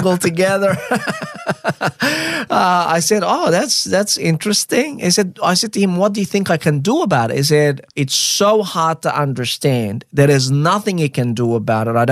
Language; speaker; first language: English; non-native, fluent; Arabic